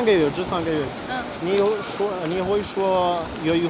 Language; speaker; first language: Chinese; non-native, learner; Central Kurdish